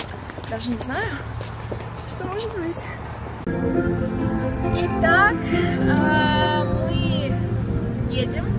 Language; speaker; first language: Russian; native; Russian